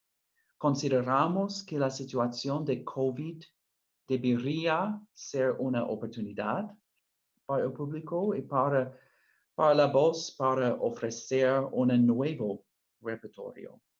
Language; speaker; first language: Spanish; non-native, fluent; English